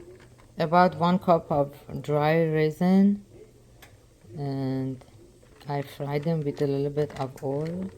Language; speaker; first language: English; non-native, learner; Persian